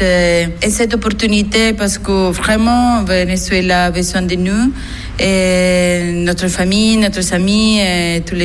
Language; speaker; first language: French; non-native, learner; Spanish